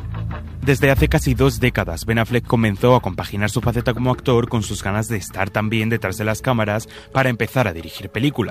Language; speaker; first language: Spanish; native; Spanish